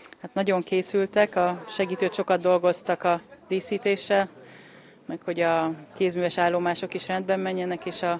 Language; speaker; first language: Hungarian; native; Hungarian